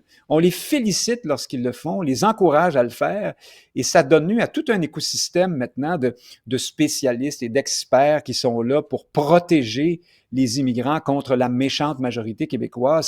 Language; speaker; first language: French; native; French